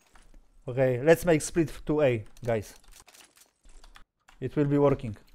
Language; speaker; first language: English; non-native, learner; Polish